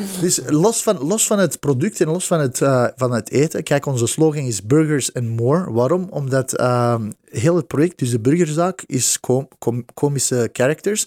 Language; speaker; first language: Dutch; early bilingual, other home language; Bosnian